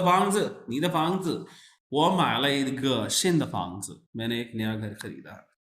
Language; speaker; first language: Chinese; non-native, learner; Urdu